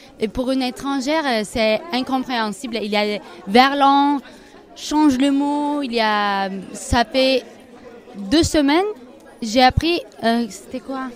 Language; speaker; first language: French; non-native, fluent; Turkish